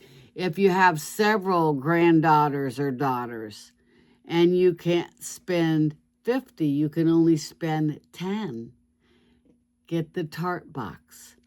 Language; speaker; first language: English; native; English